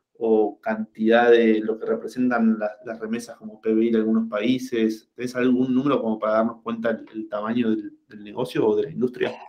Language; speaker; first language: Spanish; native; Spanish